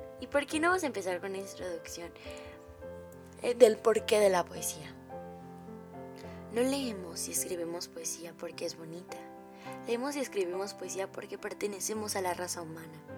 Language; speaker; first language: Spanish; native; Spanish